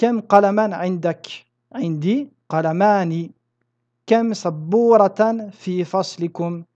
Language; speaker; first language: Arabic; non-native, fluent; French